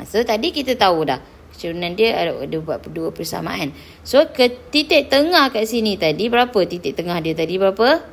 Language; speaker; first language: Malay; native; Malay